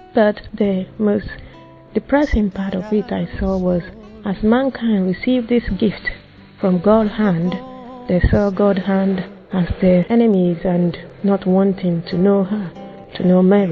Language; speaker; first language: English; non-native, local second language; Igbo